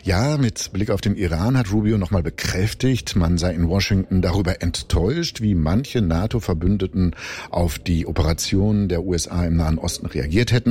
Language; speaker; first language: German; native; German